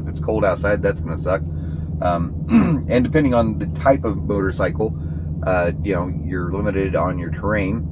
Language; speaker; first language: English; native; English